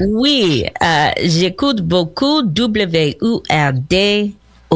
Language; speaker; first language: French; non-native, learner; English